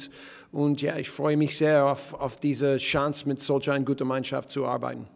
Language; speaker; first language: German; non-native, fluent; English